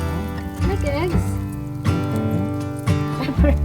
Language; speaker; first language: English; non-native, local second language; Filipino